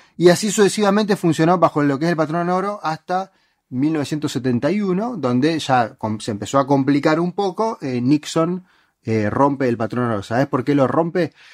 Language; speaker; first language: Spanish; native; Spanish